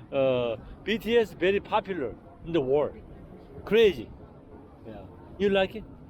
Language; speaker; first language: English; non-native, learner; Korean